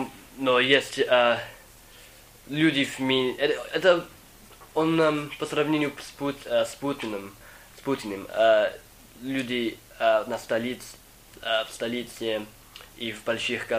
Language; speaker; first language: Russian; non-native, fluent; English